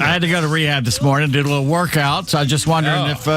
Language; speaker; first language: English; native; English